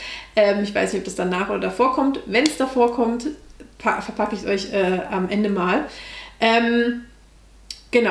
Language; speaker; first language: German; native; German